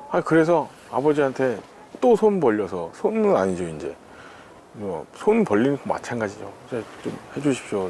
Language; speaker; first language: Korean; native; Korean